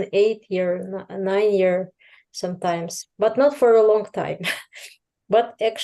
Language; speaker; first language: English; non-native, fluent; Russian